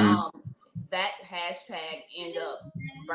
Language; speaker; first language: English; native; English